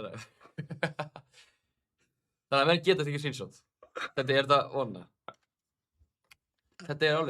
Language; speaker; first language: Icelandic; native; Icelandic